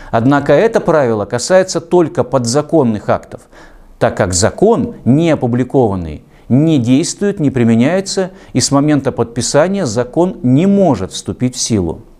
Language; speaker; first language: Russian; native; Russian